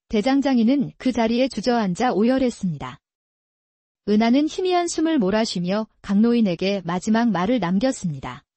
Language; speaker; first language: Korean; native; Korean